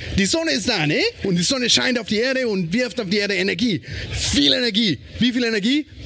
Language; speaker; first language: German; non-native, fluent; Spanish